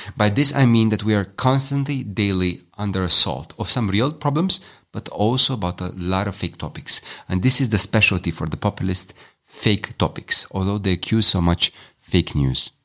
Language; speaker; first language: English; non-native, fluent; Romanian